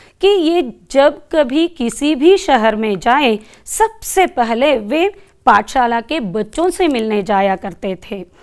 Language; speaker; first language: Hindi; non-native, local second language; Kannada